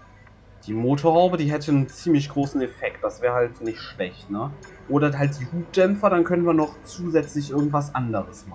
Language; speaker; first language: German; native; German